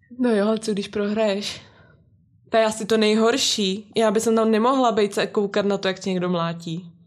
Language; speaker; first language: Czech; native; Czech